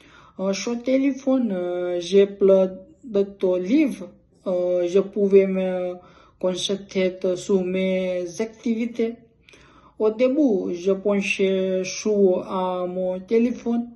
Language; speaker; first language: French; non-native, learner; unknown